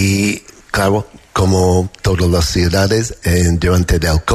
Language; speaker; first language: Spanish; non-native, fluent; English